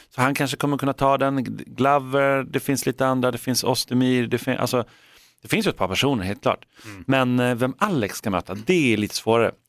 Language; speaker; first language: Swedish; native; Swedish